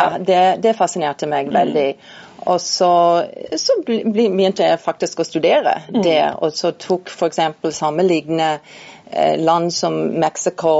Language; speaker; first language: Norwegian; non-native, fluent; English